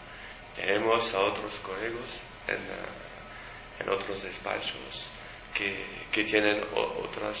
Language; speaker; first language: Spanish; non-native, fluent; French